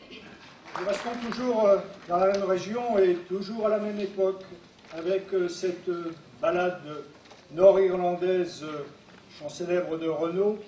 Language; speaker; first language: French; native; French